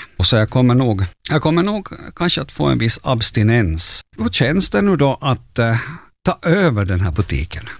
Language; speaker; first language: Swedish; native; Swedish